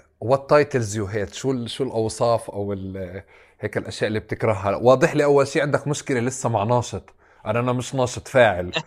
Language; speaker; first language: Arabic; native; Arabic